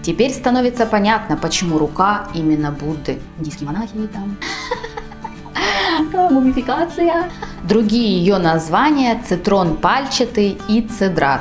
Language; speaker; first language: Russian; native; Russian